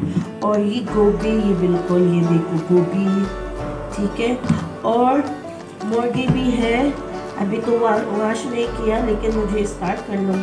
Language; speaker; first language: Hindi; non-native, learner; Filipino